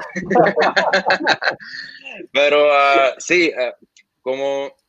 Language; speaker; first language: Spanish; non-native, fluent; Arabic